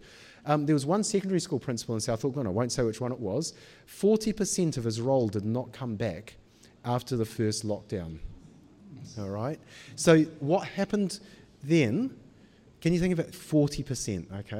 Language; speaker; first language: English; native; English